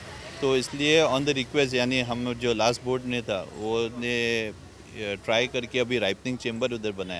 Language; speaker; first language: Hindi; non-native, local second language; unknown